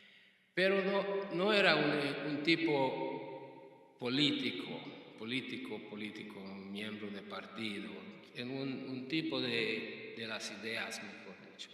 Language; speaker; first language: Spanish; non-native, fluent; Hungarian